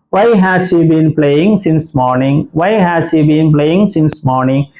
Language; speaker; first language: English; non-native, local second language; Malayalam